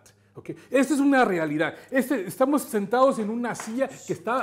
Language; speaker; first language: Spanish; native; Spanish